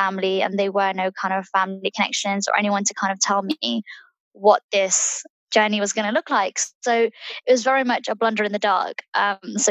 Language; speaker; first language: English; early bilingual, other home language; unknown